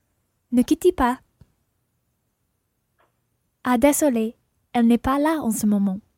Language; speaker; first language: French; non-native, learner; English